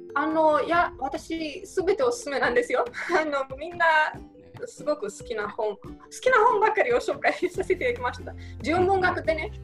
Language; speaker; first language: Japanese; non-native, fluent; Romanian